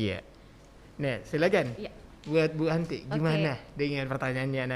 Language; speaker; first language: Indonesian; native; Indonesian